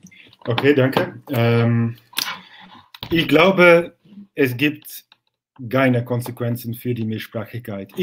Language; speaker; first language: German; non-native, fluent; Dutch